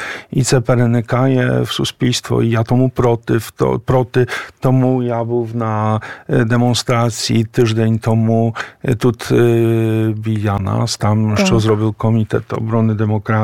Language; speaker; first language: Ukrainian; non-native, fluent; Polish